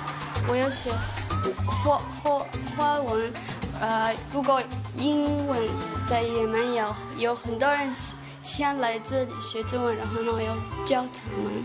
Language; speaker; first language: Chinese; early bilingual, other home language; Arabic